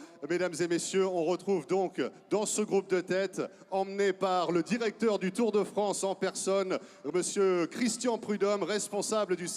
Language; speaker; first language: French; native; French